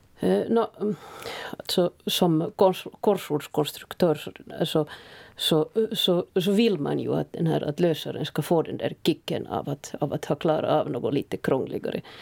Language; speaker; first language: Swedish; native; Swedish